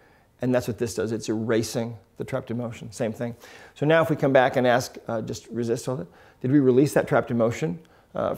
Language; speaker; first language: English; native; English